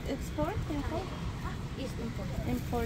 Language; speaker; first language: English; non-native, learner; Indonesian